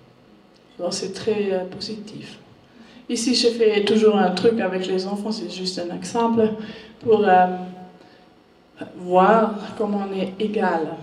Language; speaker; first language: French; non-native, learner; German